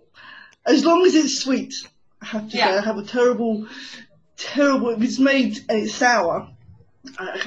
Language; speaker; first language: English; native; English